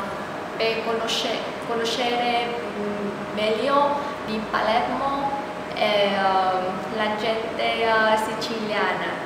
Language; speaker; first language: Italian; non-native, learner; Vietnamese